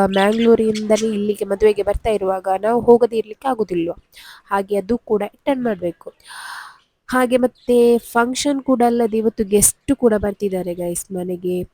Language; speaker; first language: Kannada; non-native, local second language; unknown